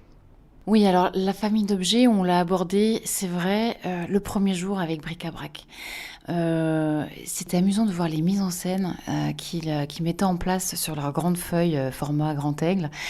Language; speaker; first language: French; native; French